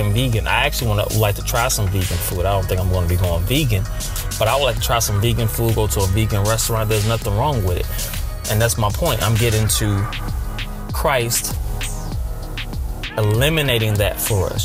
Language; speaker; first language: English; native; English